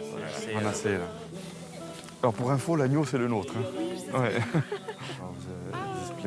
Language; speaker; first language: French; native; French